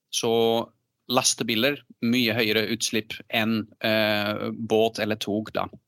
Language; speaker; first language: Norwegian; non-native, fluent; Dutch